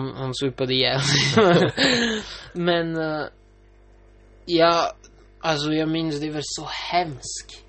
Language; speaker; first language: Swedish; non-native, local second language; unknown